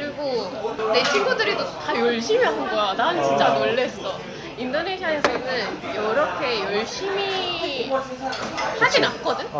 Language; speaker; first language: Korean; non-native, fluent; Indonesian